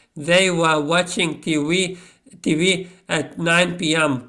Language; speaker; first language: English; non-native, fluent; Lithuanian